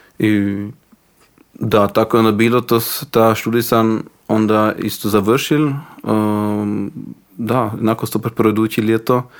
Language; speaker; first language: Slovenian; non-native, learner; Croatian